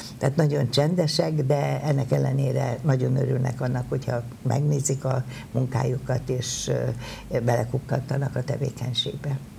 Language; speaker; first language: Hungarian; native; Hungarian